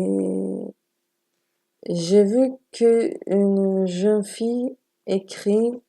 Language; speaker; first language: French; non-native, learner; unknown